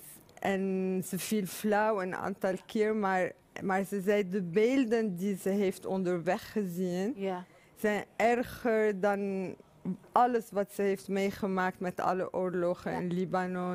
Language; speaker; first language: Dutch; non-native, fluent; Arabic